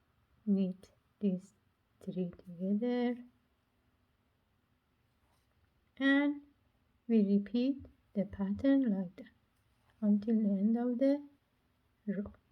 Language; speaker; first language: English; non-native, learner; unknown